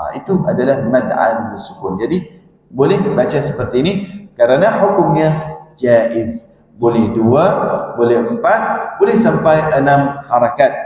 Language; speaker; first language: Malay; non-native, fluent; Arabic